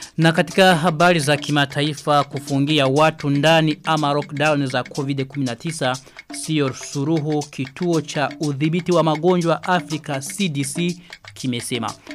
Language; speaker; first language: Swahili; non-native, local second language; Rundi